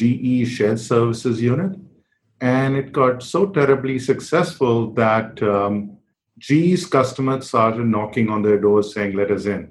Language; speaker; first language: English; non-native, local second language; Hindi